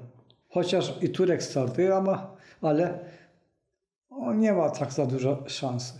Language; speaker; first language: Polish; early bilingual, heritage; Polish